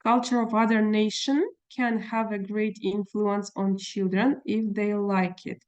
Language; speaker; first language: English; non-native, fluent; Russian